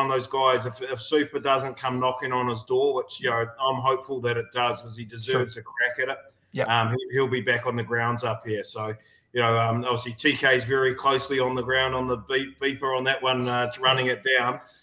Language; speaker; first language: English; native; English